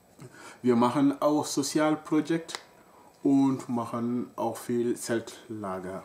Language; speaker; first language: German; non-native, local second language; French